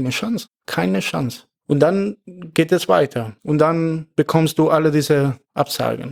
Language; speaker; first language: German; non-native, fluent; Spanish